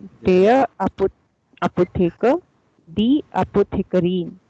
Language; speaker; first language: German; non-native, learner; Hindi